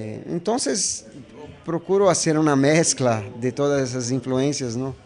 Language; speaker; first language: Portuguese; non-native, learner; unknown